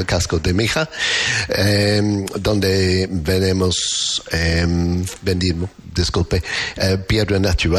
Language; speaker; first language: Spanish; non-native, learner; English